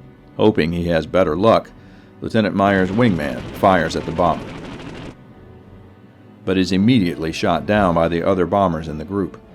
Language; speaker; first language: English; native; English